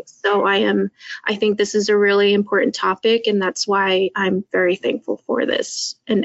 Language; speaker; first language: English; native; English